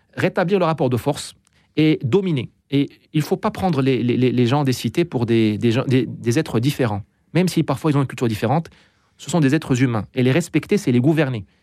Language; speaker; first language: French; non-native, local second language; Arabic